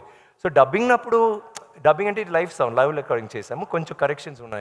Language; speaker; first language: Telugu; non-native, learner; Tamil